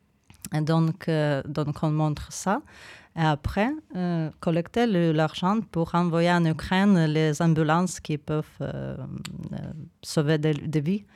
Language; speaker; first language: French; non-native, fluent; Ukrainian